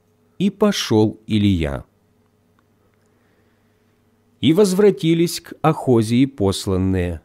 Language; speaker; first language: Russian; native; Russian